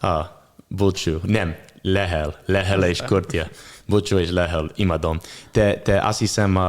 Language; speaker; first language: Hungarian; non-native, learner; English